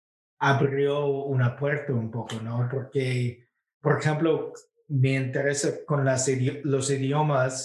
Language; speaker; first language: Spanish; non-native, fluent; English